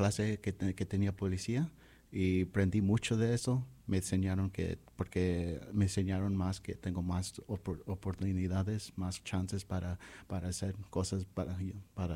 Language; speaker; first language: Spanish; early bilingual, heritage; Spanish